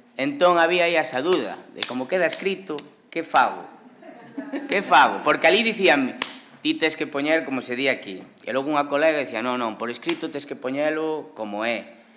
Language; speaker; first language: Galician; non-native, local second language; Spanish